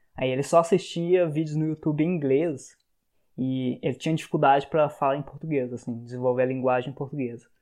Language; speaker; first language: Portuguese; native; Portuguese